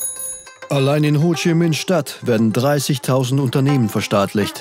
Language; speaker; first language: German; native; German